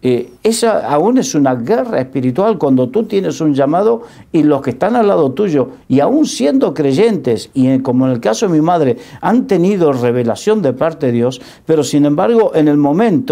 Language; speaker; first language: Spanish; native; Spanish